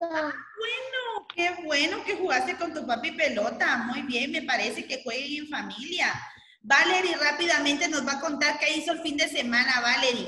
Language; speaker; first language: Spanish; native; Spanish